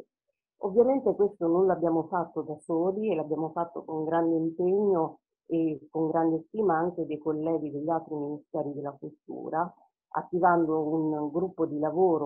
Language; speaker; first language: Italian; native; Italian